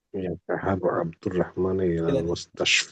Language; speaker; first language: Arabic; non-native, learner; Bangla